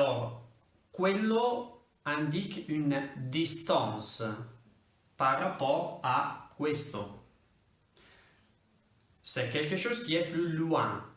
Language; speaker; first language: French; non-native, fluent; Italian